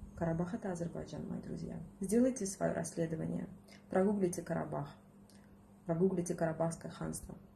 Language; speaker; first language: Russian; non-native, local second language; Azerbaijani